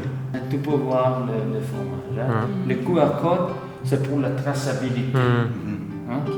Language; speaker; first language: French; non-native, learner; Italian